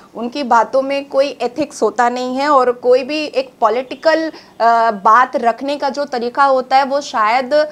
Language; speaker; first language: Hindi; native; Hindi